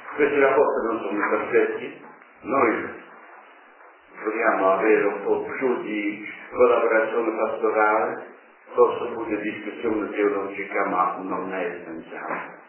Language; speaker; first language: Italian; non-native, fluent; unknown